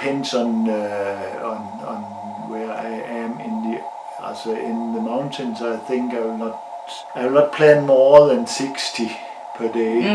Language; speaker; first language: English; non-native, learner; Danish